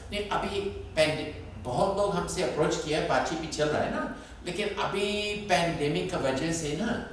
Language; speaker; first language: Hindi; non-native, fluent; English